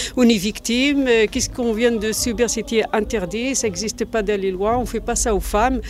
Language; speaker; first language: French; non-native, local second language; Berber languages